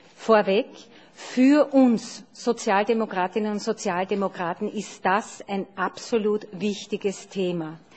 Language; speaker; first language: German; native; German